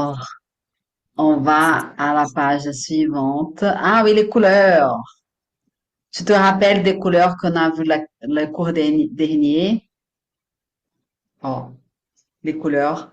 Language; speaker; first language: French; non-native, fluent; Portuguese